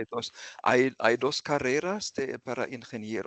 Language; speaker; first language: Spanish; non-native, fluent; German